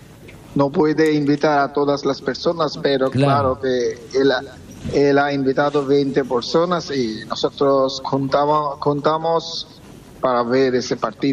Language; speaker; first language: Spanish; non-native, fluent; Bangla